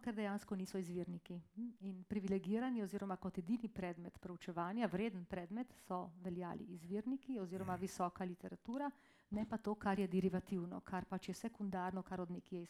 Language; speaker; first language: Slovenian; native; Slovenian